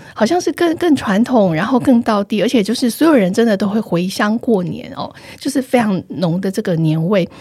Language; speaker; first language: Chinese; native; Chinese